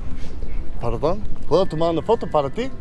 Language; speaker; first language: Spanish; non-native, learner; Danish